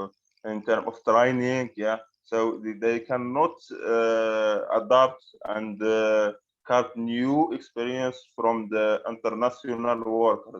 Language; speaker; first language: English; non-native, fluent; Arabic